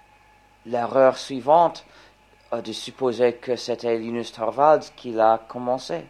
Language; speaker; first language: French; non-native, fluent; English